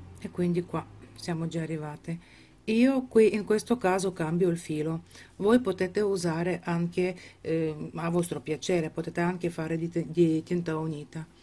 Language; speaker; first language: Italian; non-native, fluent; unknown